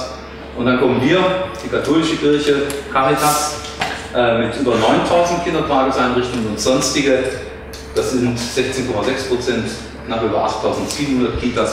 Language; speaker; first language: German; native; German